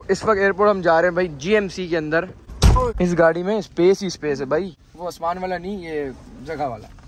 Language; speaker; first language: Urdu; native; Urdu